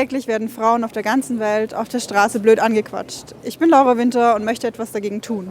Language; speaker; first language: German; native; German